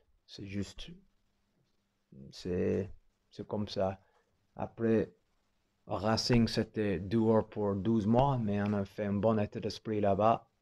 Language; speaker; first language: French; non-native, fluent; English